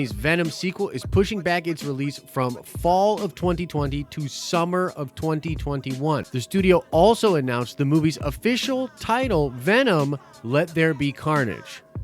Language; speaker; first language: English; native; English